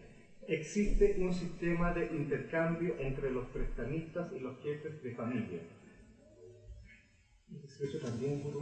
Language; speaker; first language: Spanish; native; Spanish